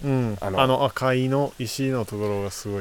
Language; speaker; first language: Japanese; non-native, fluent; English